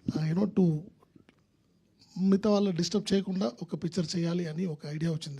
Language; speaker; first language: Telugu; non-native, learner; Tamil